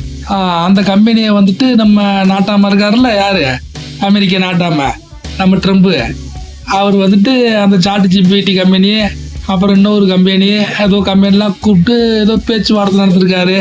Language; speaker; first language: Tamil; native; Tamil